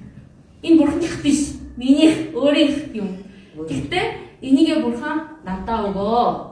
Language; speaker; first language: Mongolian; non-native, fluent; Korean